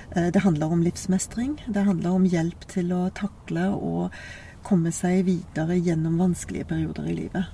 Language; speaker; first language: Norwegian; native; Norwegian